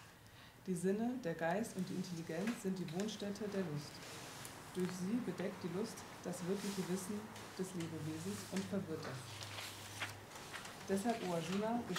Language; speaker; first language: German; native; German